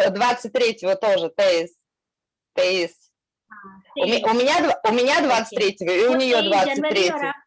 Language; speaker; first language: Russian; native; Russian